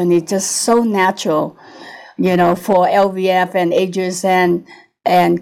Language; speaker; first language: English; non-native, local second language; Cantonese